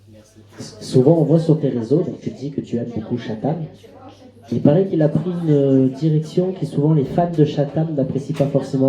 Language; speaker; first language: French; native; French